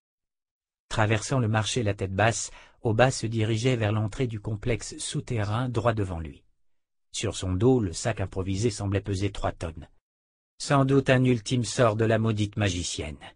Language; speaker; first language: French; native; French